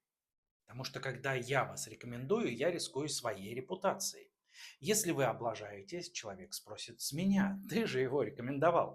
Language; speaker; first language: Russian; native; Russian